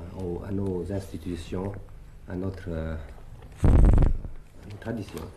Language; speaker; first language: French; early bilingual, other home language; Thai